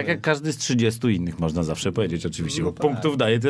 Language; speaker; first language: Polish; native; Polish